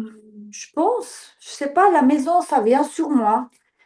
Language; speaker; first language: French; non-native, learner; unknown